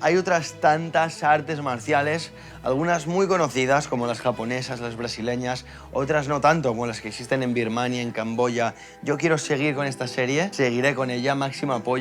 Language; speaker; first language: Spanish; native; Spanish